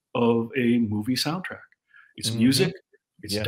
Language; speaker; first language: English; native; English